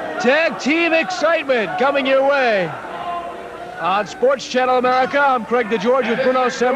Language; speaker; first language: English; native; English